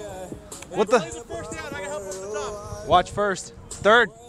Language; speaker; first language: English; native; English